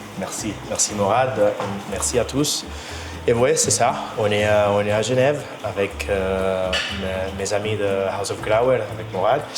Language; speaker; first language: French; non-native, fluent; Spanish